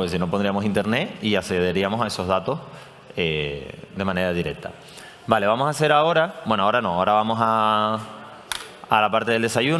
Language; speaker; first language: Spanish; native; Spanish